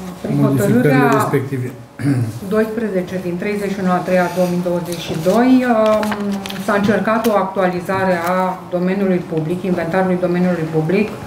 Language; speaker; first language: Romanian; native; Romanian